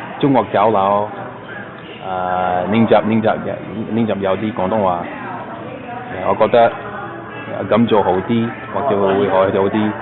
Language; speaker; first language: Cantonese; non-native, learner; English